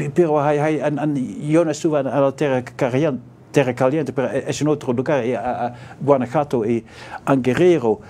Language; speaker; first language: Spanish; non-native, learner; Dutch